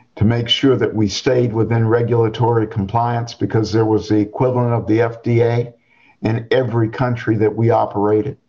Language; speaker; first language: English; native; English